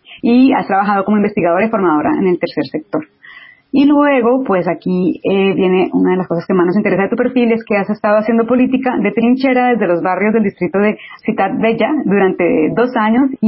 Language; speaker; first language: Spanish; native; Spanish